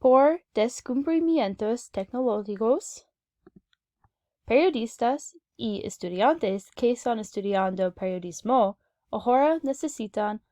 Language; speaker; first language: Spanish; non-native, learner; English